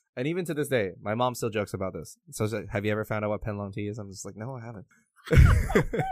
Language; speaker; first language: English; early bilingual, other home language; Chinese